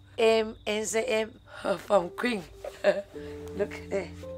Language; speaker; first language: English; non-native, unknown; Chinese